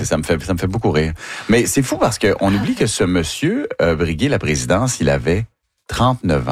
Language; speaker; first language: French; native; French